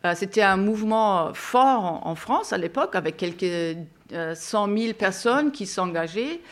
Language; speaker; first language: French; non-native, fluent; German